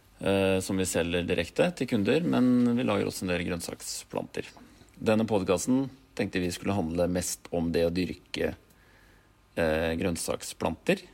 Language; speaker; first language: Norwegian; native; Norwegian